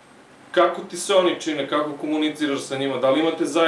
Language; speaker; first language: Serbian; native; Serbian